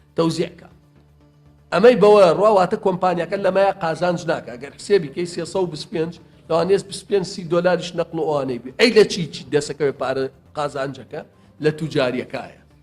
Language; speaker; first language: Central Kurdish; native; Central Kurdish